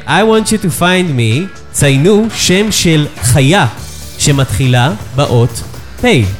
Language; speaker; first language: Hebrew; native; Hebrew